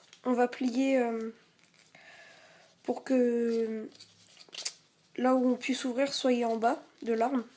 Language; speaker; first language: French; native; French